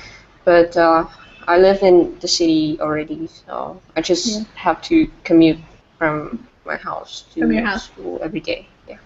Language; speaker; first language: English; non-native, fluent; Vietnamese